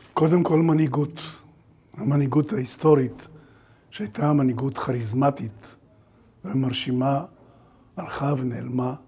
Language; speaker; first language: Hebrew; early bilingual, other home language; Bulgarian